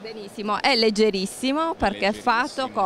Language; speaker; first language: Italian; native; Italian